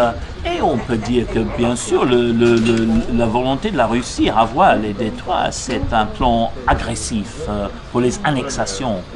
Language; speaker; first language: French; non-native, fluent; English